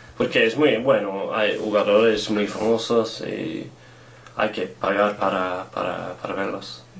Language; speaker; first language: Spanish; non-native, learner; English